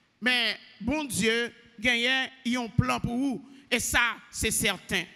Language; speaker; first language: French; non-native, local second language; Haitian Creole